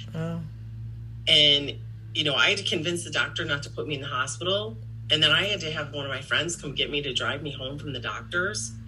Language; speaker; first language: English; native; English